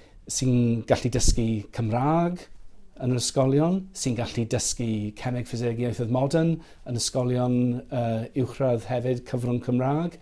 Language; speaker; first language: Welsh; non-native, fluent; English